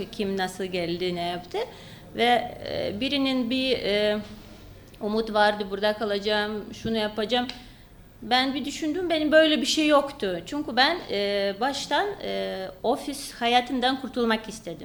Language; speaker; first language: Turkish; non-native, fluent; Lithuanian